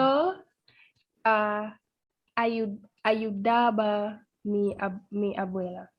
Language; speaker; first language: Spanish; non-native, learner; English